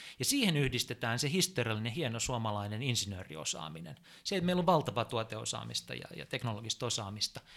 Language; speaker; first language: Finnish; native; Finnish